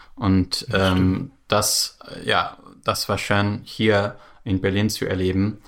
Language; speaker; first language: German; non-native, fluent; English